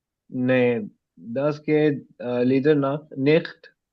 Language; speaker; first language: German; non-native, learner; Urdu